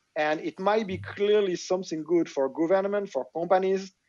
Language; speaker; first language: English; non-native, fluent; French